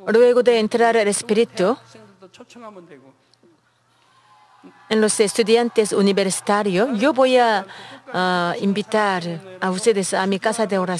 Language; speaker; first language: Spanish; non-native, fluent; Korean